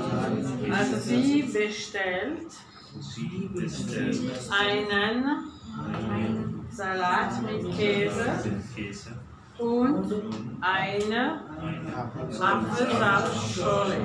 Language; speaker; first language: German; non-native, fluent; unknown